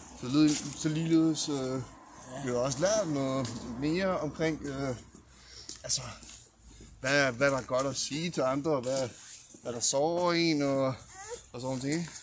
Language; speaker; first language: Danish; early bilingual, other home language; English